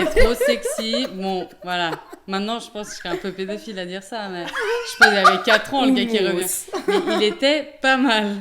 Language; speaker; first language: French; native; French